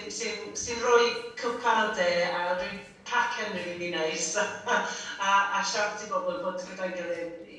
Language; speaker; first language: Welsh; non-native, fluent; English